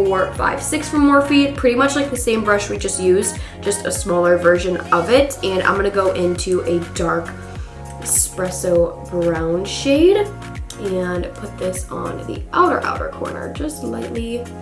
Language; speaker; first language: English; native; English